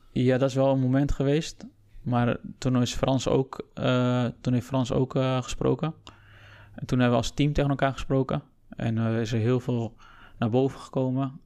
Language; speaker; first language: Dutch; early bilingual, other home language; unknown